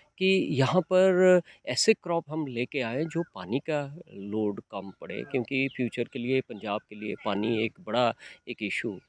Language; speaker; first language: Hindi; non-native, local second language; Odia